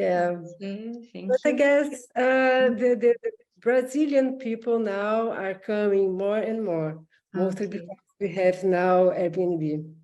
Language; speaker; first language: English; non-native, learner; Portuguese